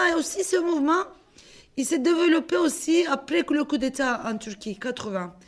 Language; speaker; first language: French; non-native, fluent; Turkish